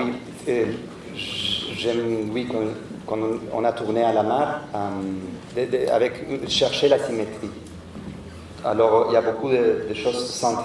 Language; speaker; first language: French; non-native, fluent; Spanish